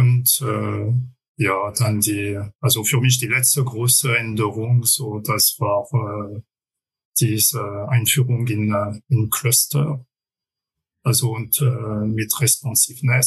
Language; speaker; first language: German; non-native, fluent; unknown